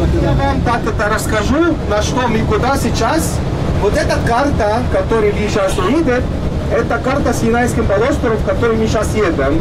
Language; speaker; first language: Russian; non-native, learner; Arabic